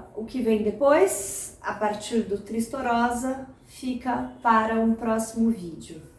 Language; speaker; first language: Portuguese; native; Portuguese